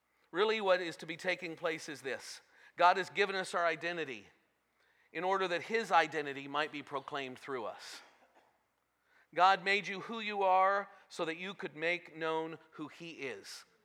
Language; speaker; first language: English; native; English